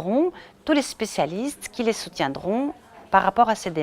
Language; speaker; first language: French; native; French